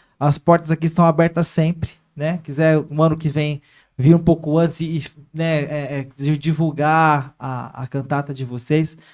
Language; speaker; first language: Portuguese; native; Portuguese